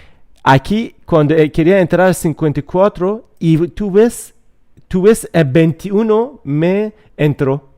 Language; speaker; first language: Spanish; non-native, fluent; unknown